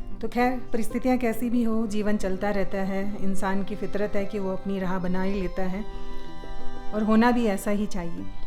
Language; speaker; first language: Hindi; native; Hindi